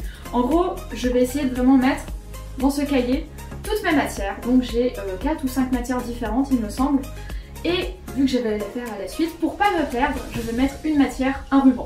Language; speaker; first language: French; native; French